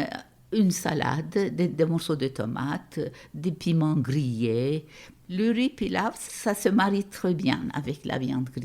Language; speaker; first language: French; non-native, fluent; Turkish